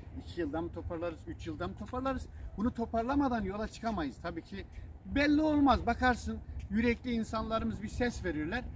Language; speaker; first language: Turkish; non-native, local second language; Zaza